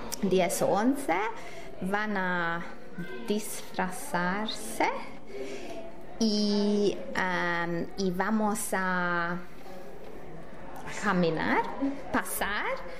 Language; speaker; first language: Spanish; non-native, learner; English